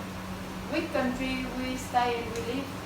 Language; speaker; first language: English; non-native, learner; Vietnamese